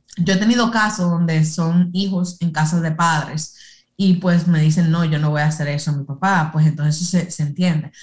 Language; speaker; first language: Spanish; early bilingual, heritage; Spanish